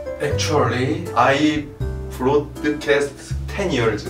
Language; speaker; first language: English; non-native, learner; Korean